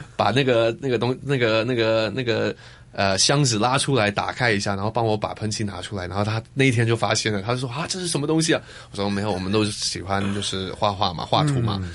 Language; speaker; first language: Chinese; non-native, fluent; Cantonese